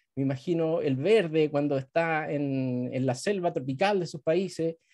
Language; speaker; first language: Spanish; native; Spanish